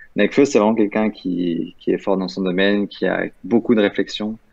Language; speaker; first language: French; native; French